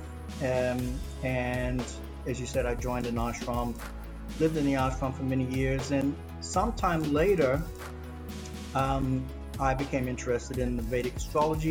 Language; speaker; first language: English; native; English